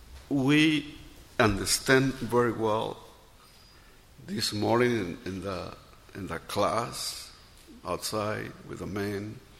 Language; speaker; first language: English; non-native, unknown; Spanish